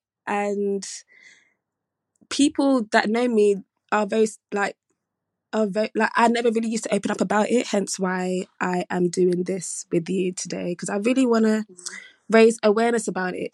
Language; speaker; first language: English; native; English